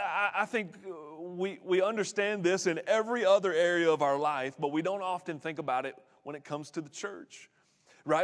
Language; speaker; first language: English; native; English